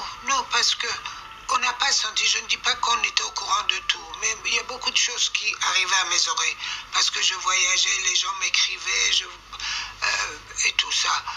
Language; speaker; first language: French; non-native, fluent; Persian